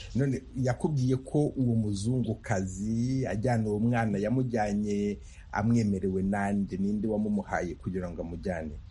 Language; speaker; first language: Kinyarwanda; native; Kinyarwanda